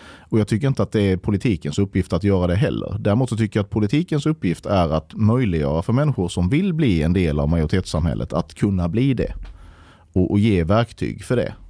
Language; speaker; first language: Swedish; native; Swedish